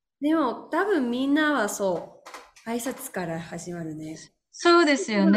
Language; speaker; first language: Japanese; non-native, fluent; Korean